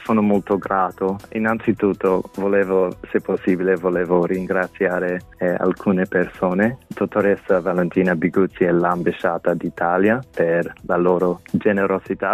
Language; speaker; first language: Italian; non-native, fluent; English